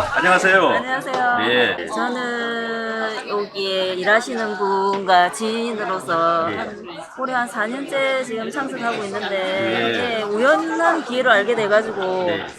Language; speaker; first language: Korean; non-native, fluent; Khmer